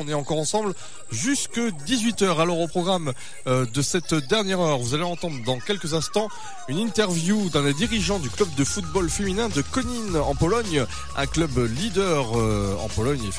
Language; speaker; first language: French; native; French